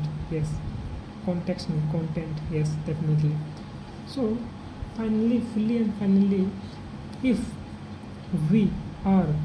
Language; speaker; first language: English; non-native, learner; Hindi